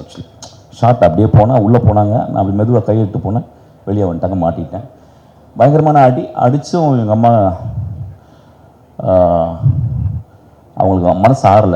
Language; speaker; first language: Tamil; native; Tamil